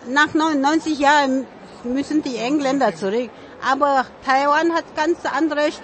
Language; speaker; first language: German; non-native, fluent; Min Nan Chinese